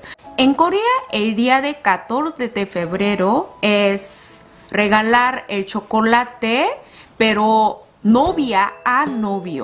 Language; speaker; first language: Spanish; non-native, learner; Korean